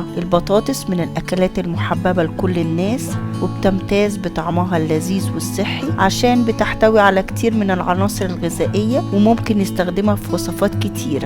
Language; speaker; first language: Arabic; native; Arabic